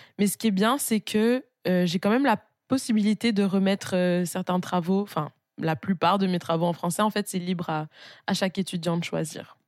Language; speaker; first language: French; native; French